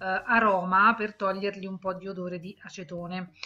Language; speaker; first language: Italian; native; Italian